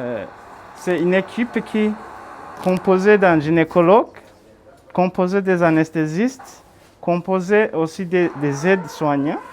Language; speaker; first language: French; non-native, local second language; Rundi